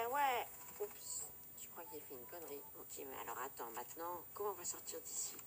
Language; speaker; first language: French; native; French